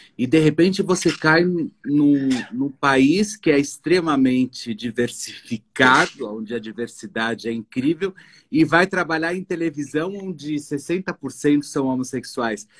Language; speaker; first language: Portuguese; native; Portuguese